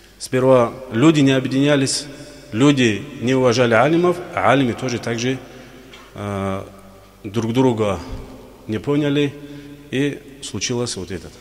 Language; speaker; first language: Russian; non-native, local second language; Avaric